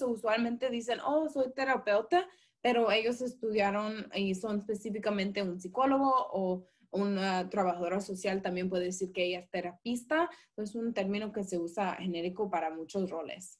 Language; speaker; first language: Spanish; early bilingual, heritage; Spanish